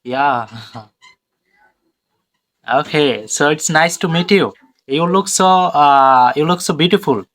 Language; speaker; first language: English; non-native, fluent; Bangla